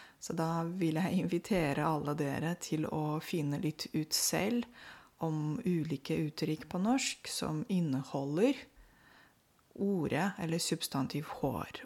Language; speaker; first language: Norwegian; non-native, fluent; Romanian